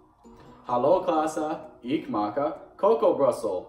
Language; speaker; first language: German; non-native, learner; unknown